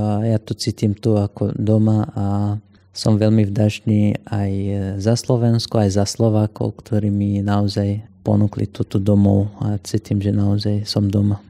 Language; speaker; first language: Slovak; non-native, fluent; Assyrian Neo-Aramaic